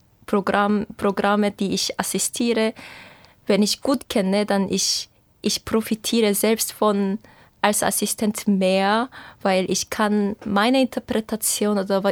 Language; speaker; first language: German; non-native, fluent; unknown